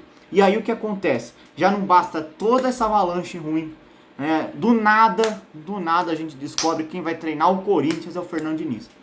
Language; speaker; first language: Portuguese; native; Portuguese